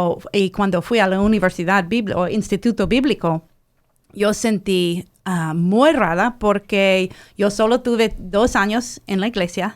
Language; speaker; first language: Spanish; non-native, fluent; English